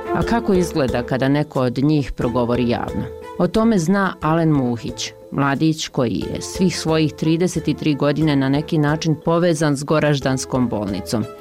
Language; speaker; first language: Serbian; native; Serbian